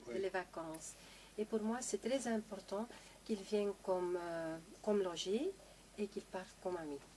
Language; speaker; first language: French; non-native, local second language; Dutch